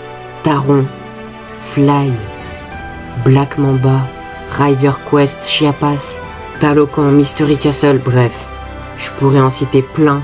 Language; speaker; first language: French; native; French